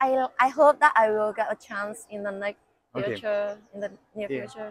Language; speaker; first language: English; non-native, learner; Vietnamese